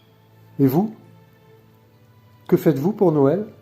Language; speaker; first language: French; native; French